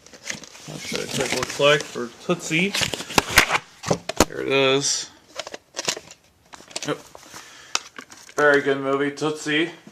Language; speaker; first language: English; native; English